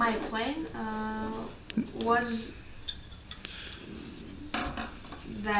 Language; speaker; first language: English; non-native, learner; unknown